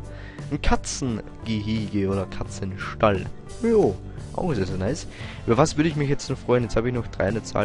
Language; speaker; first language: German; native; German